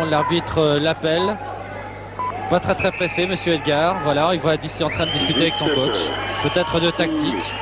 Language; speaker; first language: French; native; French